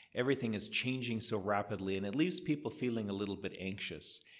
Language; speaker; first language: English; native; English